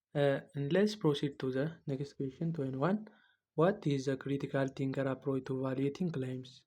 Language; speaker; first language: English; non-native, local second language; Amharic